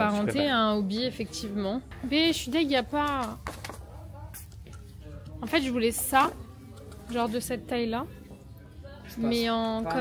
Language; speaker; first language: French; native; French